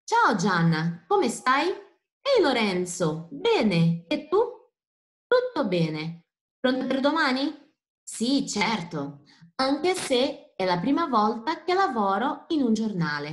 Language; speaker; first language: Italian; non-native, fluent; Portuguese